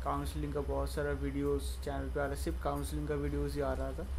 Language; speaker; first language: Hindi; non-native, local second language; Bangla